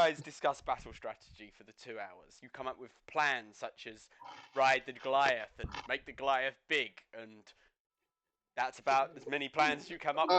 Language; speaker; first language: English; native; English